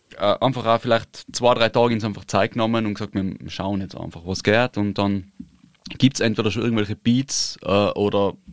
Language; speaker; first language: German; native; German